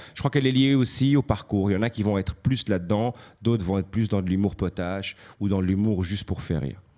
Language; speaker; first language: French; native; French